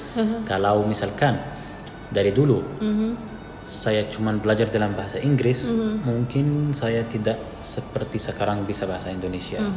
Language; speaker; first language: Indonesian; non-native, fluent; Arabic